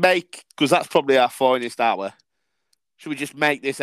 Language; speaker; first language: English; native; English